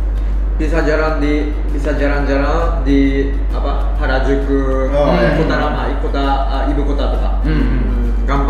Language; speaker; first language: Indonesian; non-native, fluent; Japanese